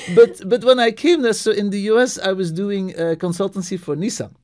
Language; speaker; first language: English; non-native, fluent; Dutch